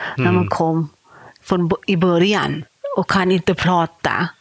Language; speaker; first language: Swedish; non-native, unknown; Thai